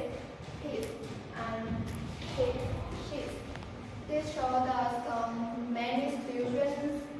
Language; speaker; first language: English; non-native, learner; Vietnamese